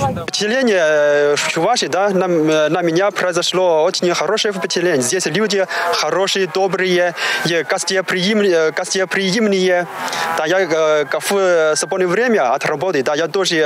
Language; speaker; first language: Russian; non-native, learner; Chinese